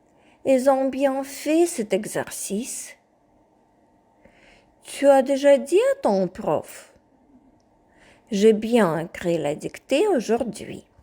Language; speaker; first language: French; non-native, fluent; Ukrainian